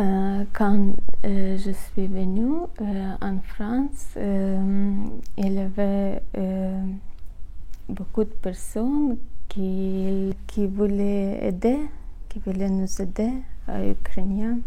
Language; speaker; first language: French; non-native, learner; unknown